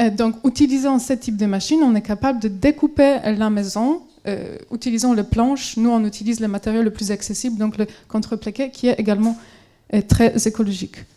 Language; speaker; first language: French; non-native, fluent; Polish